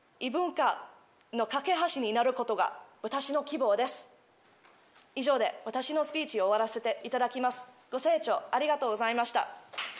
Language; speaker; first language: Japanese; non-native, fluent; English